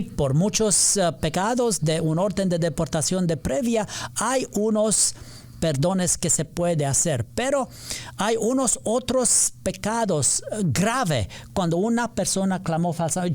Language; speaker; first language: Spanish; non-native, learner; English